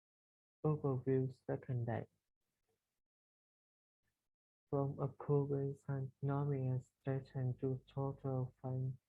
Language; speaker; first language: English; non-native, learner; Vietnamese